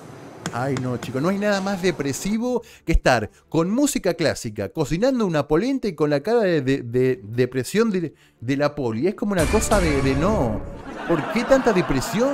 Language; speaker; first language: Spanish; native; Spanish